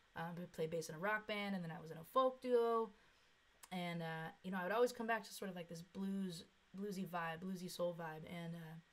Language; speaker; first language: English; native; English